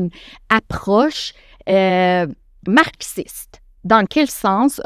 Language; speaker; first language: French; non-native, fluent; Persian